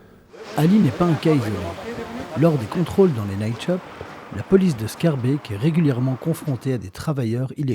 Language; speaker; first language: French; native; French